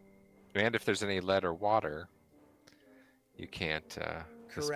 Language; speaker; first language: English; native; English